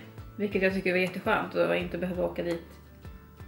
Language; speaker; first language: Swedish; native; Swedish